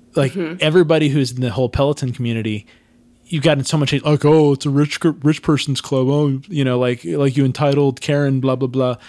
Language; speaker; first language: English; native; English